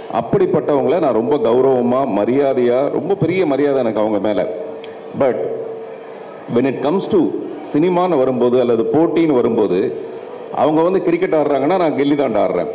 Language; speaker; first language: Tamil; native; Tamil